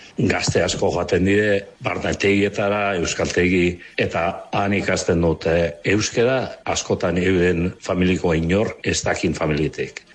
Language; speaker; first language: Basque; early bilingual, heritage; Basque